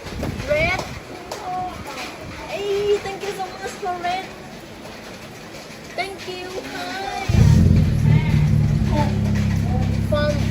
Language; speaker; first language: English; non-native, learner; Thai